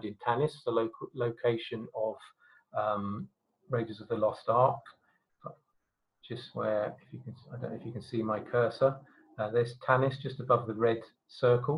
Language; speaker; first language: English; native; English